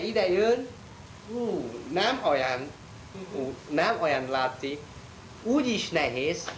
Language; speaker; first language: Hungarian; non-native, learner; Chinese